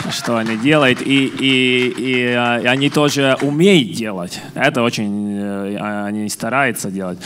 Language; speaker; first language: Russian; non-native, fluent; Latvian